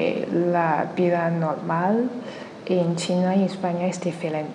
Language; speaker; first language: Spanish; non-native, learner; Chinese